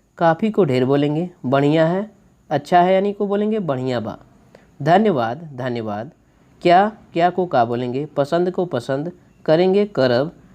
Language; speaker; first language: Hindi; native; Hindi